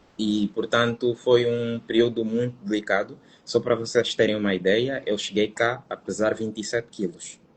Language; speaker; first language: Portuguese; native; Portuguese